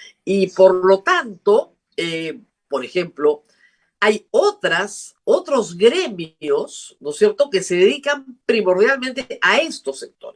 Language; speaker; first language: Spanish; native; Spanish